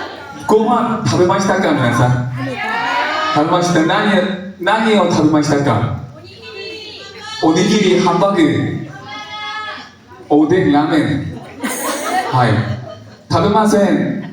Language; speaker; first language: Japanese; non-native, learner; Korean